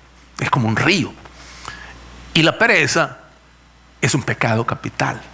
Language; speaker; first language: Spanish; native; Spanish